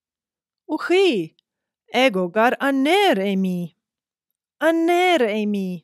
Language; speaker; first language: Greek; non-native, fluent; English